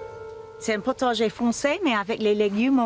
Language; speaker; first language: French; non-native, learner; English